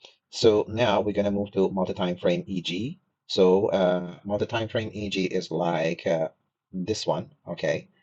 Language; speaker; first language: English; non-native, fluent; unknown